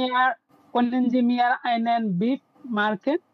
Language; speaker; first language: German; non-native, learner; Bangla